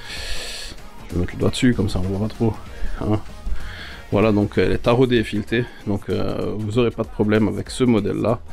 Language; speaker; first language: French; native; French